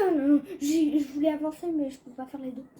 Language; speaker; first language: French; native; French